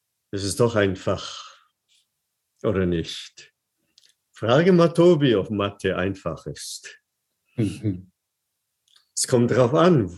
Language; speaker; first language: German; non-native, fluent; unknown